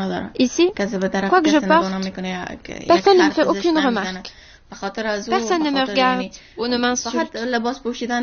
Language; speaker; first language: French; non-native, fluent; Persian